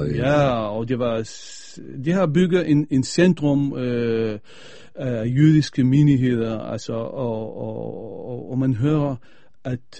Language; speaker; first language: Danish; non-native, fluent; Arabic